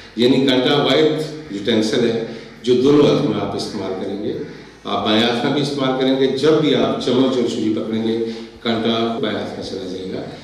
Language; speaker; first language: Urdu; non-native, local second language; Pahari-Potwari